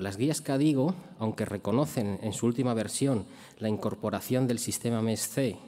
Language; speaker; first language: Spanish; native; Spanish